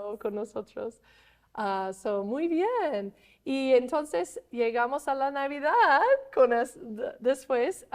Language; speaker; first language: Spanish; non-native, fluent; English